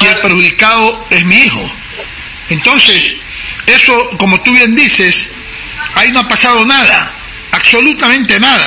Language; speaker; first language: Spanish; native; Spanish